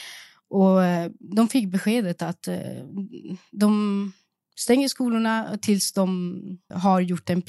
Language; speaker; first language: Swedish; early bilingual, other home language; Persian